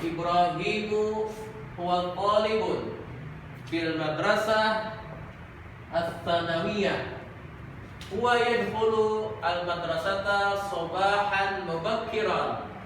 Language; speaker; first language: Arabic; non-native, fluent; Indonesian